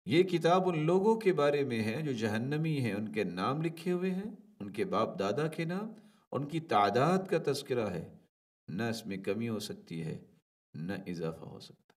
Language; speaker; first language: Urdu; native; Urdu